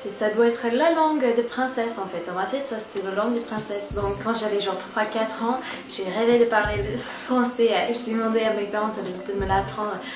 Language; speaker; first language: French; non-native, fluent; English